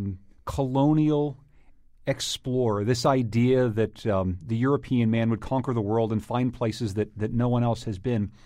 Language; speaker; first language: English; native; English